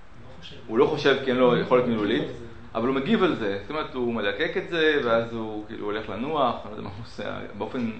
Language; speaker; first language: Hebrew; native; Hebrew